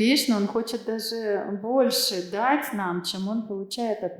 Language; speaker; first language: Russian; native; Russian